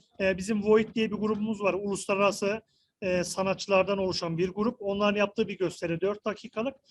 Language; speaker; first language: Turkish; native; Turkish